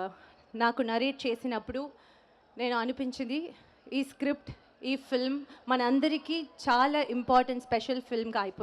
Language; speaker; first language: Telugu; non-native, local second language; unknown